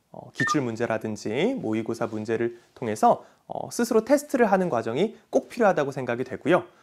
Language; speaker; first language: Korean; native; Korean